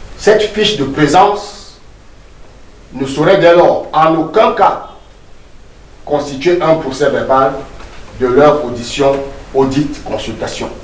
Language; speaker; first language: French; non-native, local second language; Duala